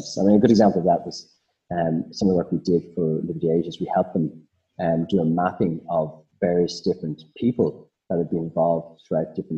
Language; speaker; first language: English; native; English